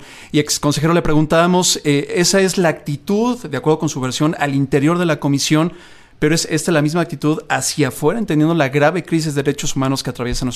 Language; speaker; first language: Spanish; native; Spanish